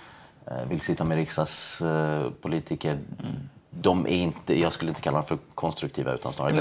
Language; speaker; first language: Swedish; early bilingual, other home language; Persian